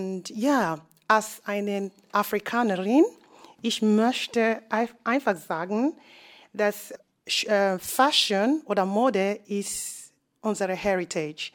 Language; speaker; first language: German; non-native, fluent; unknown